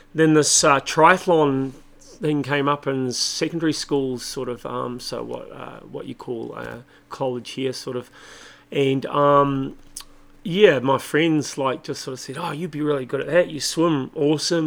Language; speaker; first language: English; native; English